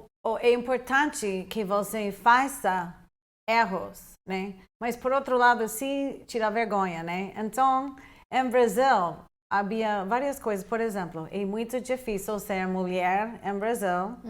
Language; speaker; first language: Portuguese; non-native, fluent; English